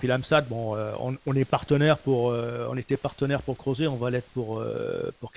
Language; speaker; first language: French; native; French